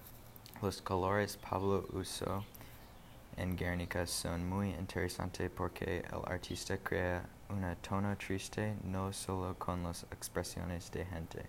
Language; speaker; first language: Spanish; non-native, learner; English